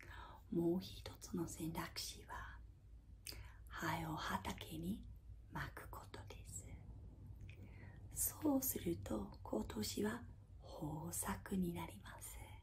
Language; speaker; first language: Japanese; non-native, fluent; English